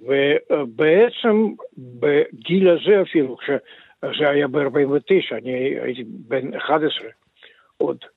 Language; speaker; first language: Hebrew; non-native, fluent; Russian